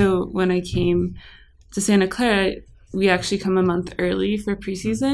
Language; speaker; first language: English; native; English